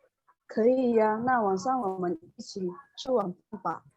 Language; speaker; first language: Chinese; non-native, learner; Indonesian